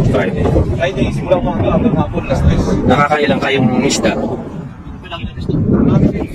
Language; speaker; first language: Filipino; non-native, local second language; Pampanga